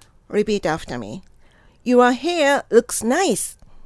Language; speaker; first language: English; non-native, fluent; Japanese